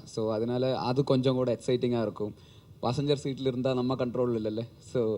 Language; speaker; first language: Tamil; non-native, learner; Malayalam